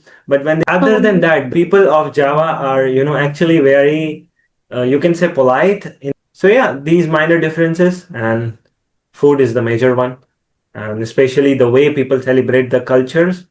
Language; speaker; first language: English; non-native, fluent; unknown